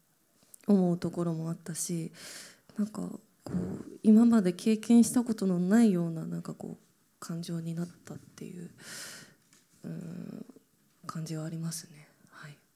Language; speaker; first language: Japanese; native; Japanese